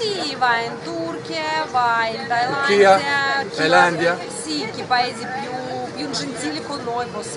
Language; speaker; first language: Italian; non-native, learner; Russian